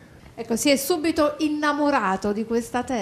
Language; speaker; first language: Italian; native; Italian